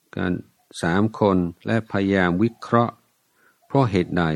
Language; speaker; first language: Thai; non-native, fluent; English